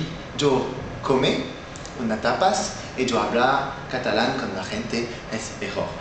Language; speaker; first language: Spanish; non-native, learner; French